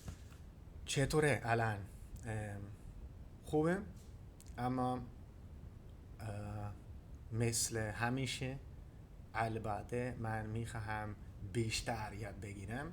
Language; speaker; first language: Persian; non-native, learner; Dutch